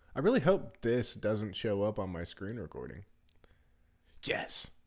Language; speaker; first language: English; native; English